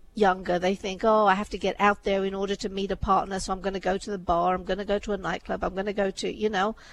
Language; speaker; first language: English; native; English